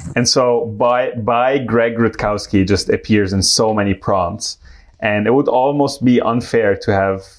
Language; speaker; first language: English; non-native, fluent; Arabic